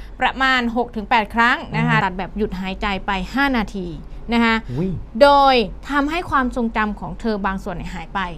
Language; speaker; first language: Thai; native; Thai